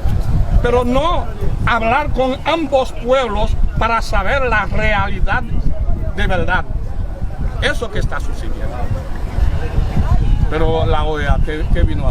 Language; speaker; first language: Spanish; non-native, fluent; Haitian Creole